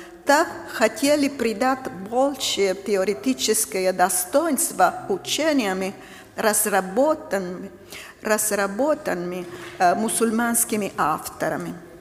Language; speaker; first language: Russian; non-native, fluent; Italian